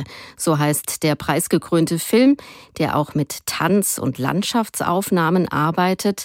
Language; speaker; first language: German; native; German